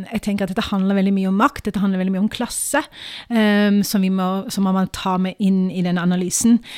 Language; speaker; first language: Norwegian; early bilingual, other home language; Urdu